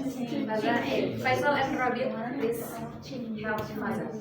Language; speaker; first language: English; non-native, learner; Indonesian